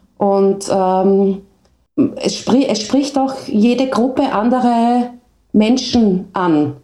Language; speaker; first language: German; native; German